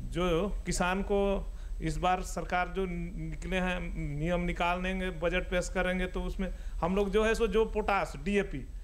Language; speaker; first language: Hindi; native; Hindi